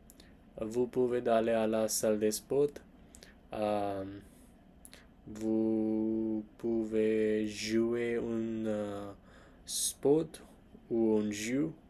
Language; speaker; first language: French; non-native, learner; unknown